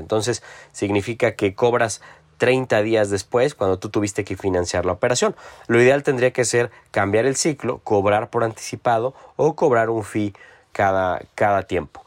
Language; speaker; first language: Spanish; native; Spanish